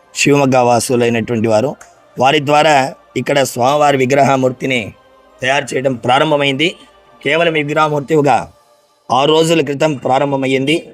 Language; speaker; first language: Telugu; native; Telugu